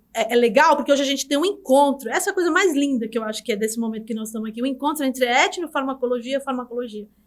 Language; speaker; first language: Portuguese; native; Portuguese